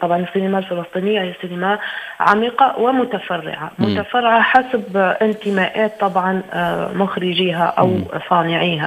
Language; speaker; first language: Arabic; native; Arabic